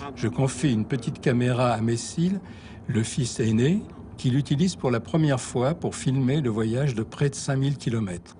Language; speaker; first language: French; native; French